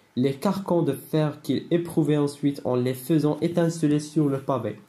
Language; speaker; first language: French; non-native, local second language; Arabic